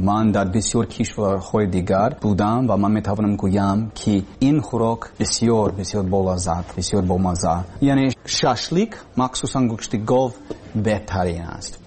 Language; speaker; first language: Persian; non-native, learner; English